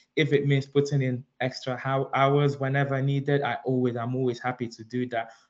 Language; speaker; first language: English; early bilingual, other home language; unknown